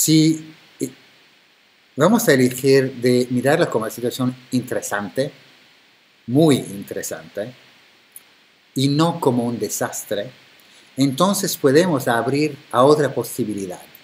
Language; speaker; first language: Spanish; non-native, fluent; Italian